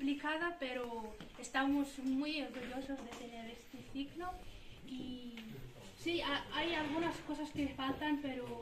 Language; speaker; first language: Spanish; non-native, learner; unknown